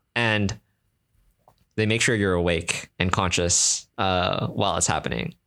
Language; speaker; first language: English; native; English